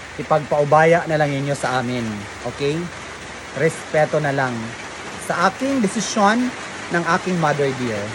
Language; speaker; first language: Filipino; non-native, local second language; Cebuano